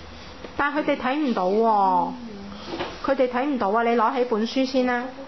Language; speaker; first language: Cantonese; native; Cantonese